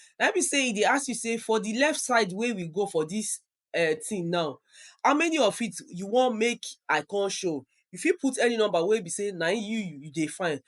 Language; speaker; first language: Nigerian Pidgin; non-native, local second language; Yoruba